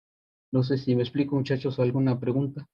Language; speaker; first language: Spanish; native; Spanish